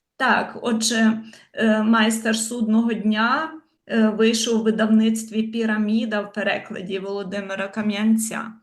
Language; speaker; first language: Ukrainian; native; Ukrainian